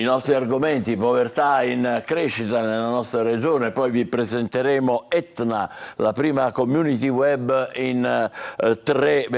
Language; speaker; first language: Italian; native; Italian